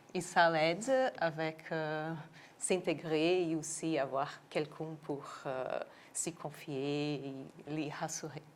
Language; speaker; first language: French; non-native, local second language; English